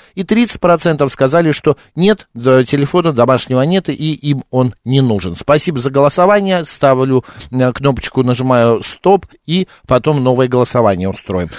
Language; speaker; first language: Russian; native; Russian